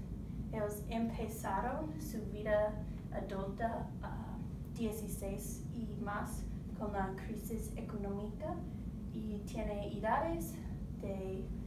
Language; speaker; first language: Spanish; non-native, learner; English